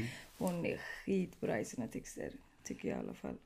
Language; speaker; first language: Swedish; early bilingual, other home language; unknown